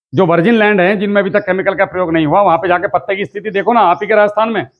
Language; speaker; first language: Hindi; native; Hindi